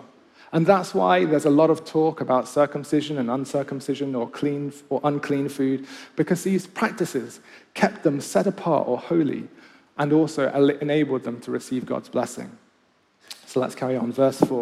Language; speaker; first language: English; native; English